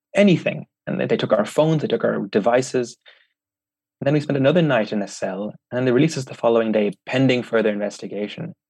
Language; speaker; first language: English; native; English